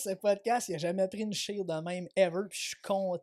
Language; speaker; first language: French; native; French